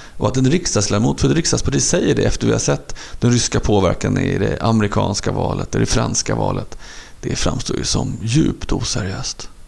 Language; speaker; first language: Swedish; native; Swedish